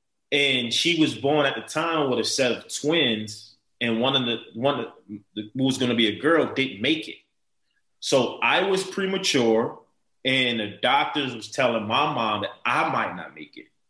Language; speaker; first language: English; native; English